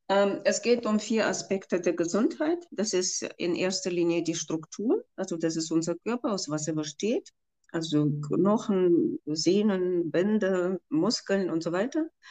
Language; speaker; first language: German; non-native, fluent; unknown